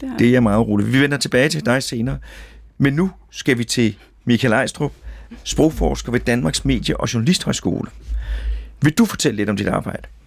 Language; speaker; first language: Danish; native; Danish